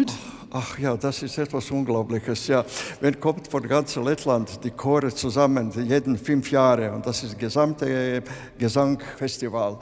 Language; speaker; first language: German; non-native, learner; Latvian